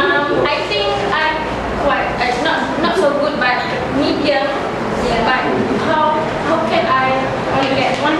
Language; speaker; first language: English; non-native, learner; Malay